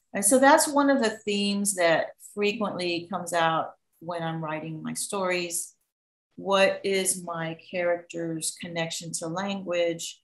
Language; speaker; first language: English; native; English